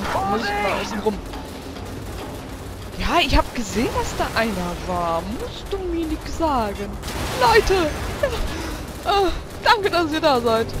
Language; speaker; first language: German; native; German